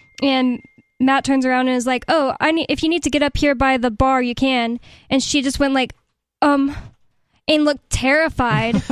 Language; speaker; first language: English; native; English